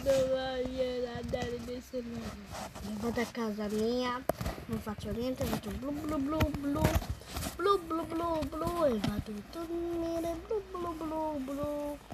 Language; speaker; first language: Italian; early bilingual, other home language; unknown